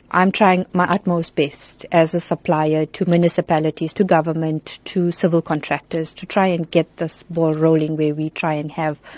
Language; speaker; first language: English; native; English